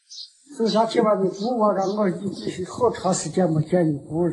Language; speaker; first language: Chinese; native; Chinese